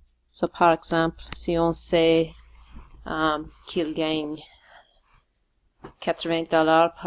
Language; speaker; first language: French; non-native, local second language; English